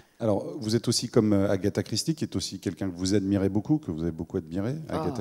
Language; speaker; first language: French; native; French